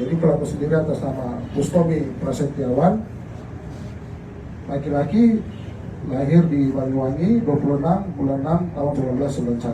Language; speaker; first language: Indonesian; native; Indonesian